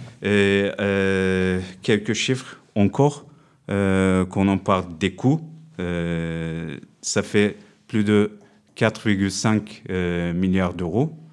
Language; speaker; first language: French; non-native, fluent; Turkish